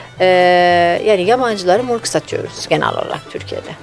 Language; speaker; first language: Turkish; non-native, fluent; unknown